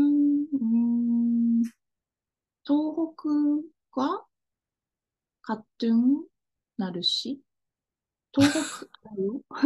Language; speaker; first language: Korean; non-native, learner; Japanese